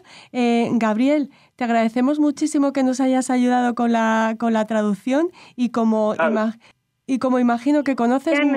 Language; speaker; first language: Spanish; native; Spanish